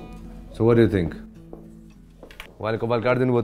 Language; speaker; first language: Nepali; native; Nepali